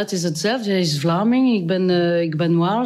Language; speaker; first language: Dutch; non-native, local second language; French